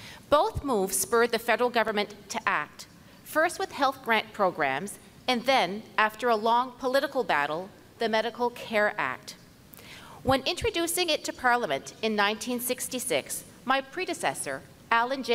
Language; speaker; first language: English; non-native, local second language; French